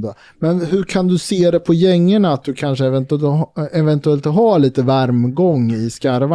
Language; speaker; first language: Swedish; native; Swedish